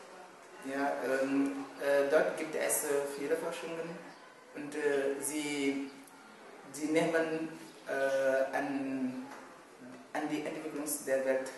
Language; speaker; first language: German; non-native, learner; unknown